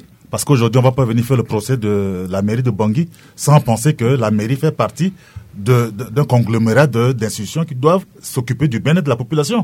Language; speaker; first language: French; non-native, local second language; Sango